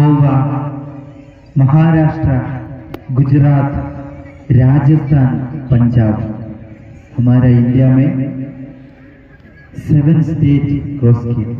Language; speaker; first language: Hindi; non-native, local second language; Malayalam